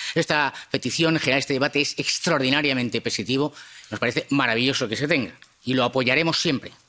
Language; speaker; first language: Spanish; native; Spanish